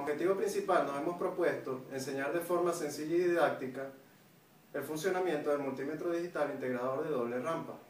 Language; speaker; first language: Spanish; native; Spanish